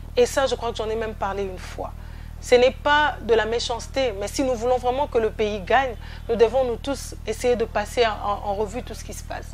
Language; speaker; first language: French; non-native, local second language; Lingala